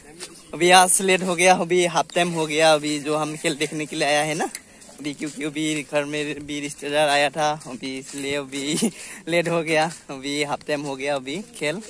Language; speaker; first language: Hindi; non-native, local second language; Bodo